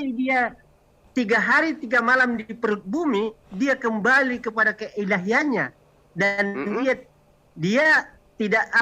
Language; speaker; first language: Indonesian; native; Indonesian